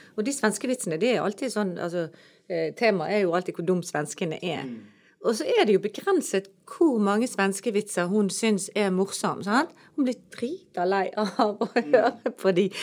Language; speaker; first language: Norwegian; native; Norwegian